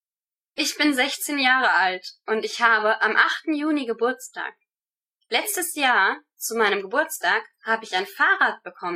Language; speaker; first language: German; non-native, learner; English